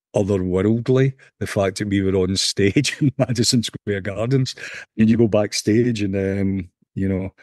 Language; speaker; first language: English; native; English